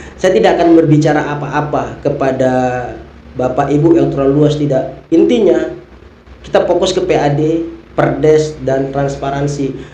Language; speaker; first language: Indonesian; native; Indonesian